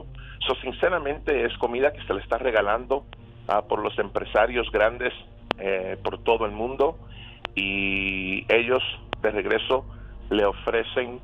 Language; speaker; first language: Spanish; early bilingual, other home language; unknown